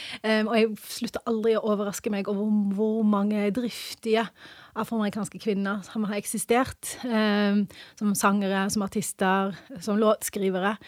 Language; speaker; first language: Norwegian; early bilingual, other home language; English